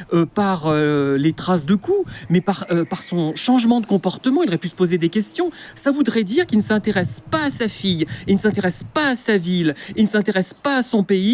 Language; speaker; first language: French; native; French